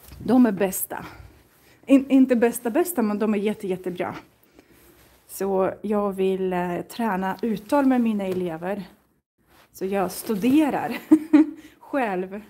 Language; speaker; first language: Swedish; non-native, fluent; Russian